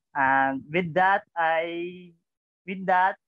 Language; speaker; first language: English; non-native, local second language; Cebuano